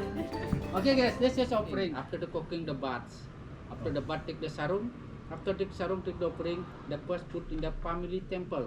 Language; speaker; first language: English; non-native, learner; Indonesian